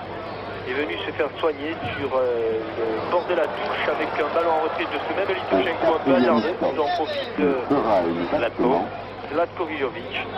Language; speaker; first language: French; native; French